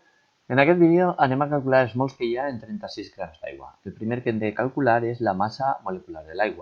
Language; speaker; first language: Catalan; native; Catalan